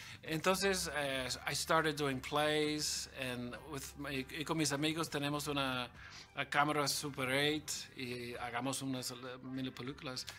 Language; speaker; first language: Spanish; early bilingual, other home language; English